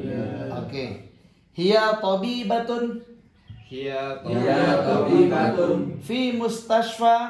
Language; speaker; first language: Arabic; non-native, fluent; Indonesian